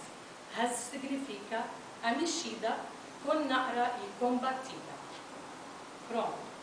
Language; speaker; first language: Portuguese; non-native, fluent; Arabic